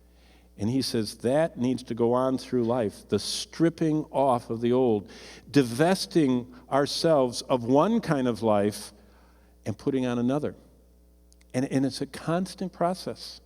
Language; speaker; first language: English; native; English